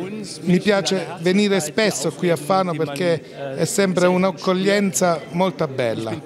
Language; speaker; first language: Italian; non-native, fluent; German